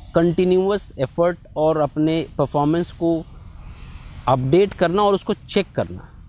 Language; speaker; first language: Hindi; native; Hindi